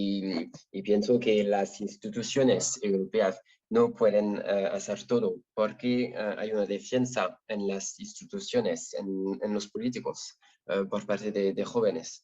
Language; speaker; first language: Spanish; non-native, learner; French